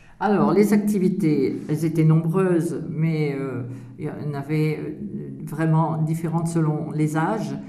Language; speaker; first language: French; native; French